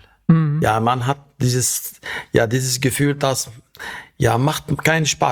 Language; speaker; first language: German; non-native, fluent; Arabic